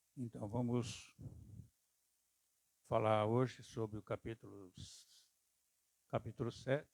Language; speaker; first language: Portuguese; native; Portuguese